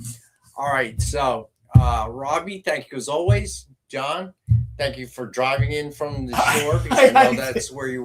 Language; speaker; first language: English; native; English